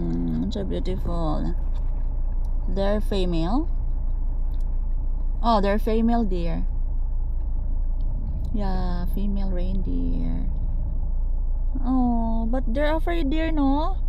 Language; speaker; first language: English; non-native, learner; Filipino